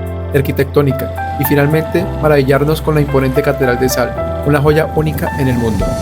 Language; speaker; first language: Spanish; native; Spanish